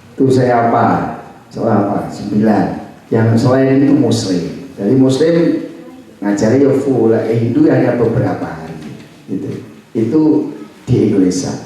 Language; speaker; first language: Indonesian; non-native, local second language; Javanese